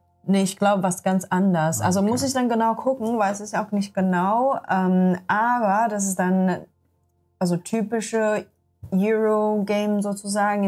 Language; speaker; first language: German; non-native, learner; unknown